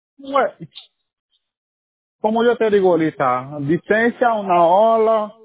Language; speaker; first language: Spanish; non-native, learner; Haitian Creole